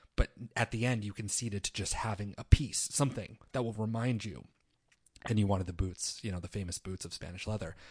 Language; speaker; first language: English; native; English